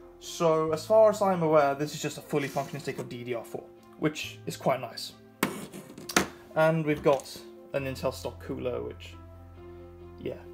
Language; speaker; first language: English; non-native, fluent; Swedish